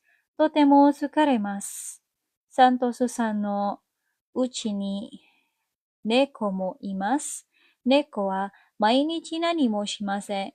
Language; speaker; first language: Japanese; non-native, learner; Indonesian